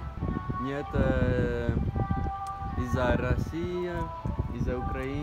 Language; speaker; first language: Russian; non-native, learner; Norwegian